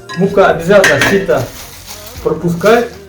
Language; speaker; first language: Russian; non-native, learner; Uzbek